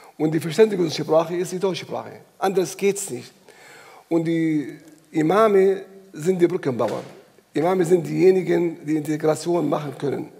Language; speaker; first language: German; non-native, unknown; Arabic